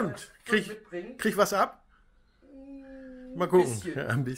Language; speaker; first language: German; native; German